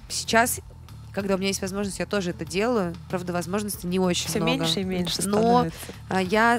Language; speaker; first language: Russian; native; Russian